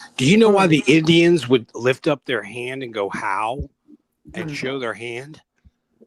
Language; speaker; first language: English; native; English